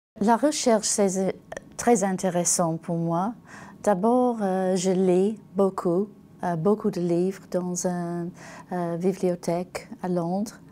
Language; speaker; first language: French; non-native, learner; English